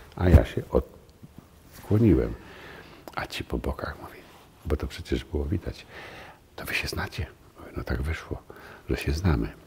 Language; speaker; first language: Polish; native; Polish